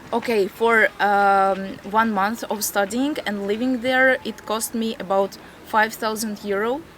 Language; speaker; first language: English; non-native, fluent; Latvian